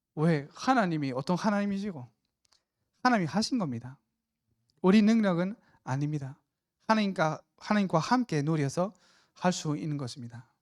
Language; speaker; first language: Korean; non-native, fluent; Spanish